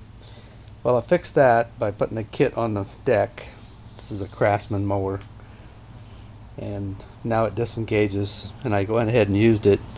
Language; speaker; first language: English; native; English